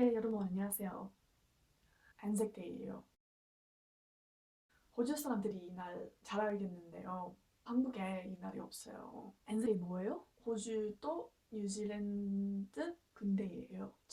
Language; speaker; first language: Korean; non-native, learner; English